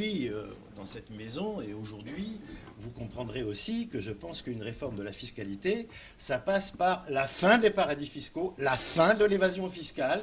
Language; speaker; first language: French; native; French